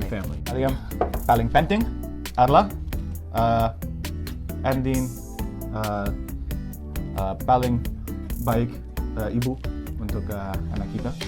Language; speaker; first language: Indonesian; non-native, learner; English